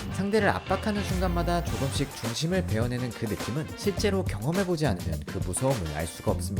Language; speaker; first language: Korean; native; Korean